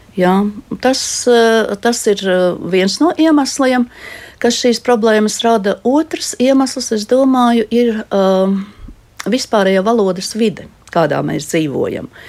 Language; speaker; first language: Latvian; native; Latvian